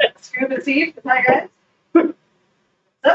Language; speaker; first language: English; native; English